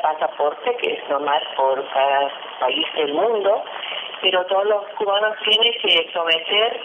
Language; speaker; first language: Spanish; non-native, fluent; English